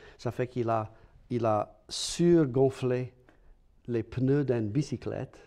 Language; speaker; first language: French; native; French